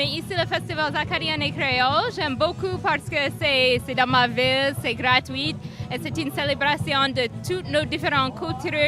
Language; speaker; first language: French; non-native, fluent; English